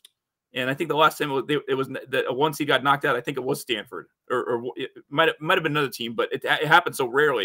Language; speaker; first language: English; native; English